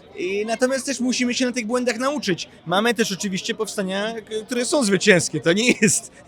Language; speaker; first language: Polish; native; Polish